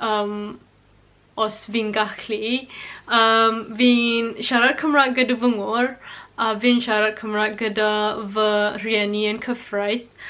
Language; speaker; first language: Welsh; non-native, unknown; Malay